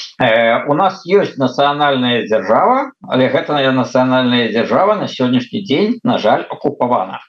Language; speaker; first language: Belarusian; non-native, local second language; Russian